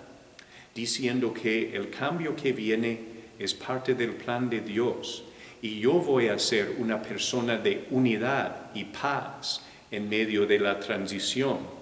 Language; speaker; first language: Spanish; non-native, fluent; English